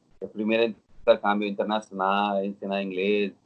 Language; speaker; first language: Portuguese; non-native, learner; Telugu